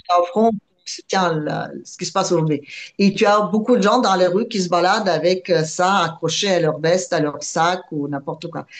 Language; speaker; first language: French; non-native, fluent; Russian